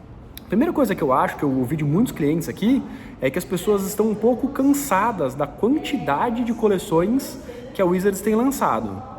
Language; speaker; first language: Portuguese; native; Portuguese